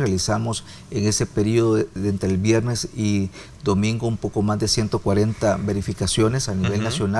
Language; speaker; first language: Spanish; native; Spanish